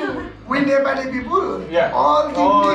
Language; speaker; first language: English; non-native, learner; Nepali